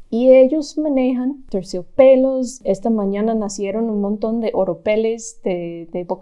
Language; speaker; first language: Spanish; non-native, fluent; English